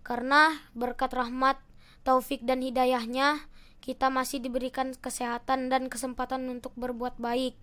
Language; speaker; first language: Indonesian; native; Indonesian